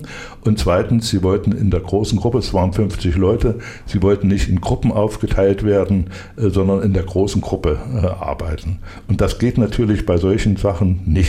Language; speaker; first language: German; native; German